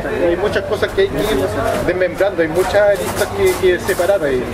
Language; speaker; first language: Spanish; native; Spanish